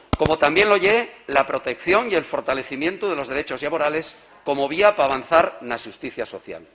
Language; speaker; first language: Asturian; non-native, local second language; Spanish